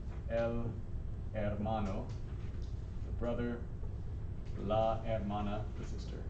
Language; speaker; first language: Spanish; non-native, fluent; English